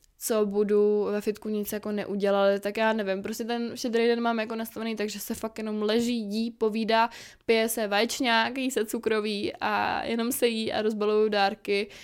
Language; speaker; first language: Czech; native; Czech